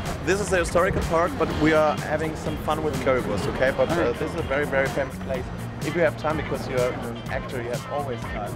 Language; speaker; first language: English; non-native, fluent; German